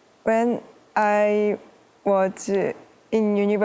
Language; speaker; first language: English; non-native, learner; Korean